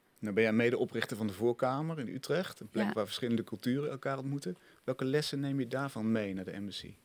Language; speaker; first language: Dutch; native; Dutch